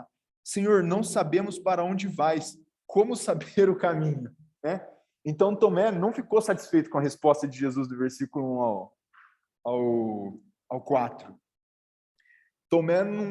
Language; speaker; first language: Portuguese; native; Portuguese